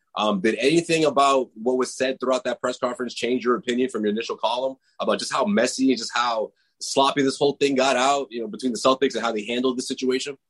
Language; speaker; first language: English; native; English